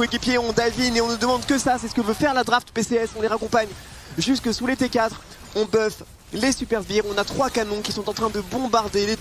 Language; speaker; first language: French; native; French